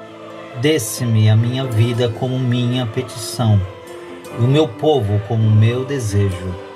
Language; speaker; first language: Portuguese; native; Portuguese